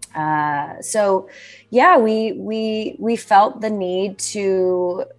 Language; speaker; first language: English; native; English